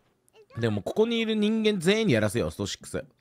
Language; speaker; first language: Japanese; native; Japanese